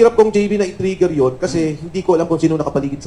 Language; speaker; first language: Filipino; native; Filipino